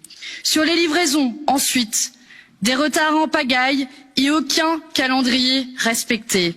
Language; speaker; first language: French; native; French